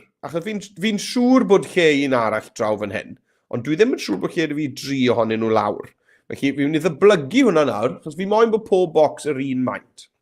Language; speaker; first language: Welsh; native; Welsh